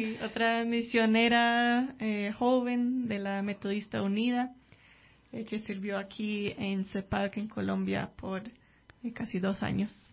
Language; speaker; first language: Spanish; non-native, fluent; English